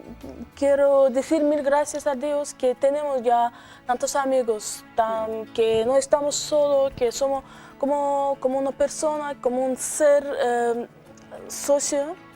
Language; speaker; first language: Spanish; non-native, learner; Azerbaijani